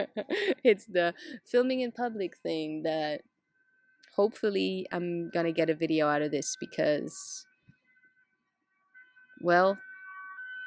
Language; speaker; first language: English; non-native, fluent; Dutch